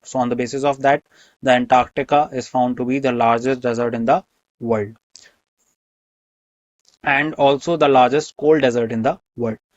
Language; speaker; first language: English; non-native, local second language; Hindi